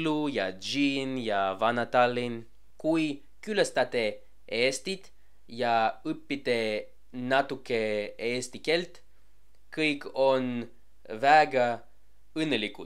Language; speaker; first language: Estonian; non-native, learner; English